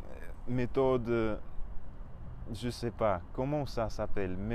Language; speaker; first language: French; non-native, fluent; Russian